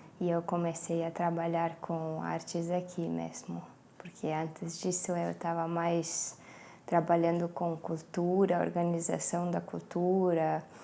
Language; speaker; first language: Portuguese; non-native, fluent; Estonian